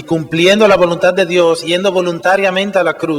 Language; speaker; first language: Spanish; native; Spanish